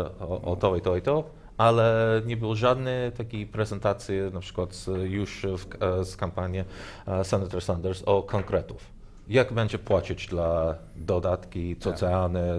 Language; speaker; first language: Polish; non-native, learner; English